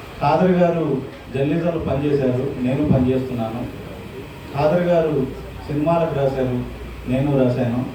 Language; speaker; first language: Telugu; non-native, local second language; Urdu